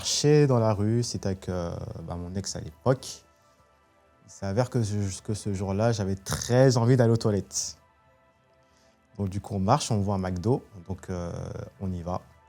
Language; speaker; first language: French; native; French